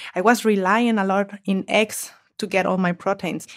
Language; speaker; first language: English; non-native, fluent; Spanish